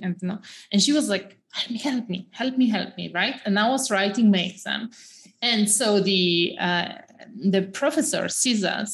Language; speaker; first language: English; non-native, fluent; Polish